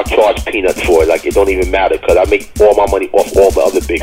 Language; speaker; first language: English; native; English